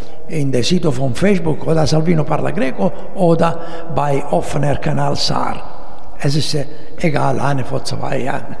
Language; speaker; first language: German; non-native, learner; Italian